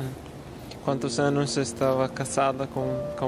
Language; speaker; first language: Portuguese; non-native, learner; English